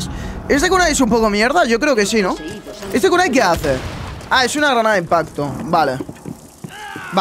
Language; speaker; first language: Spanish; native; Spanish